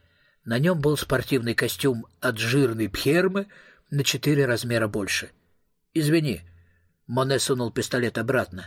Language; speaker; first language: Russian; native; Russian